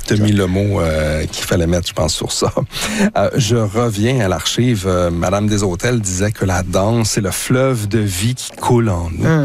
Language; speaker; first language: French; native; French